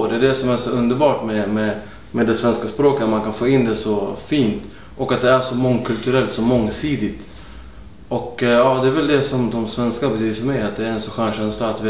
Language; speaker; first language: Swedish; early bilingual, other home language; Arabic